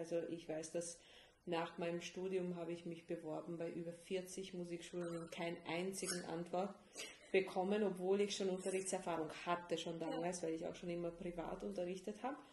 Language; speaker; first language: German; non-native, fluent; Hungarian